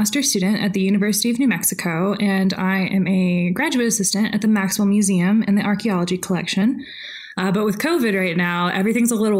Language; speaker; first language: English; native; English